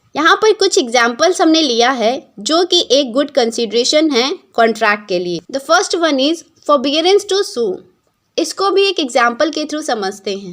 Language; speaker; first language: Hindi; native; Hindi